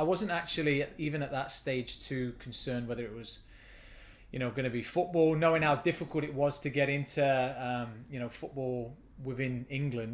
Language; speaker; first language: English; native; English